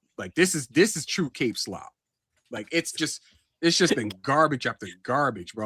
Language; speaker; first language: English; native; English